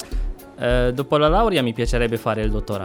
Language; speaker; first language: Italian; non-native, fluent; Arabic